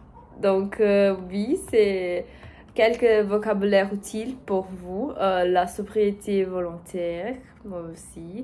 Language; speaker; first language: French; non-native, learner; Portuguese